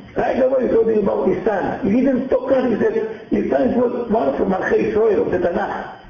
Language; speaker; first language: English; non-native, learner; Hebrew